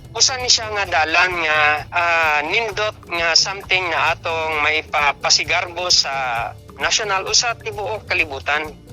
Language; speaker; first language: Cebuano; non-native, local second language; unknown